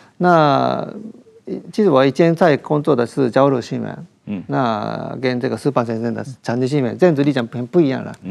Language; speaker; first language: Chinese; non-native, fluent; Japanese